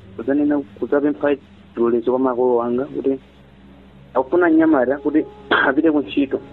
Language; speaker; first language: Nyanja; native; Nyanja